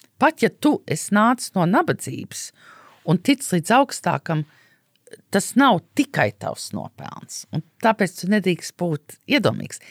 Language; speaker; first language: Latvian; early bilingual, heritage; Latvian